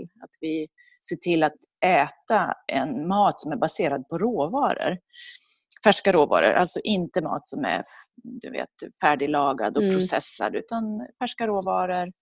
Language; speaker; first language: Swedish; native; Swedish